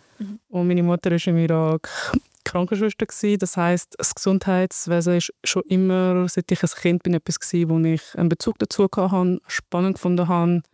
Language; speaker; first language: German; early bilingual, other home language; Arabic